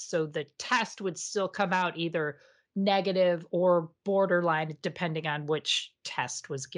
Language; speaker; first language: English; native; English